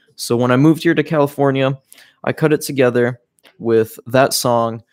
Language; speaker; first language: English; native; English